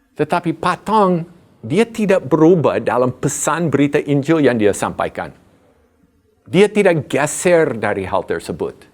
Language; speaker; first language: Indonesian; non-native, fluent; English